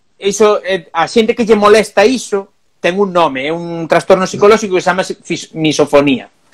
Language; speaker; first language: Galician; non-native, local second language; Spanish